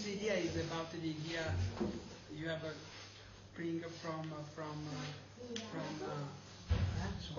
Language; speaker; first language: English; non-native, learner; Italian